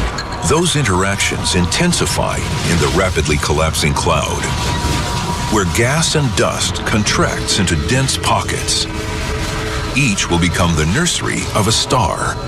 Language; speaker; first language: English; native; English